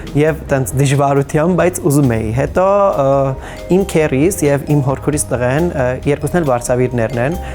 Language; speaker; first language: Armenian; native; Armenian